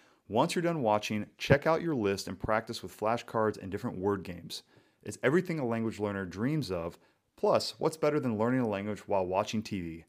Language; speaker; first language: English; native; English